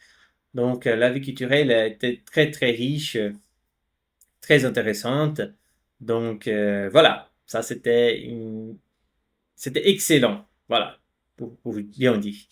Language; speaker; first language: French; non-native, fluent; Portuguese